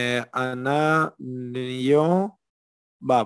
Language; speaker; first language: Russian; non-native, learner; Spanish